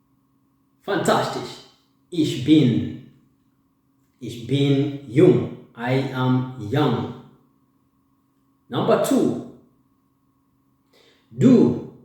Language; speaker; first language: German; non-native, fluent; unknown